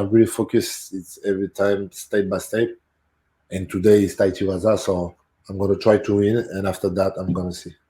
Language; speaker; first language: English; non-native, fluent; French